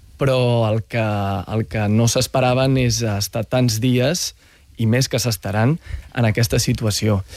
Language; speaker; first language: Catalan; early bilingual, other home language; Arabic